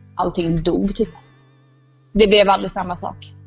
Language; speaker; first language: Swedish; native; Swedish